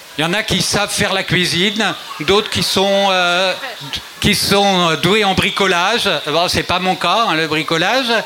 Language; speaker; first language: French; native; French